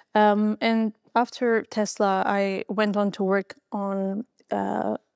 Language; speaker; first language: English; non-native, fluent; Albanian